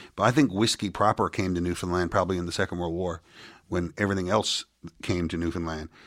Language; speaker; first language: English; native; English